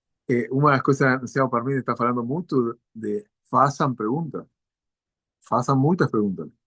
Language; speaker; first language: Portuguese; non-native, learner; Spanish